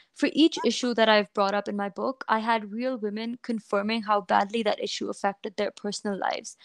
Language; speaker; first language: English; non-native, local second language; Hindi